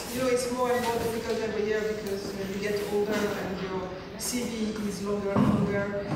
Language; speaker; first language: English; non-native, fluent; French